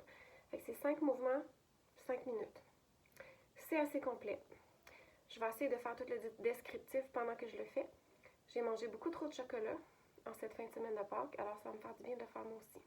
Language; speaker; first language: French; native; French